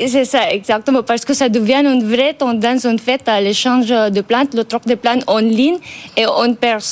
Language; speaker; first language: French; non-native, fluent; Filipino